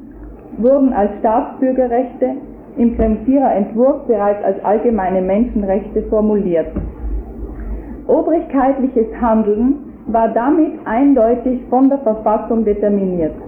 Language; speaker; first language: German; native; German